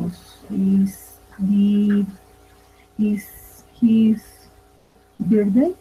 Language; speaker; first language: English; non-native, learner; Spanish